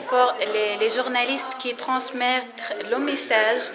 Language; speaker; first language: French; non-native, learner; Arabic